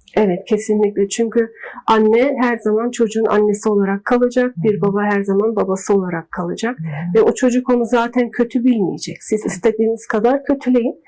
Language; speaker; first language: Turkish; early bilingual, heritage; Turkish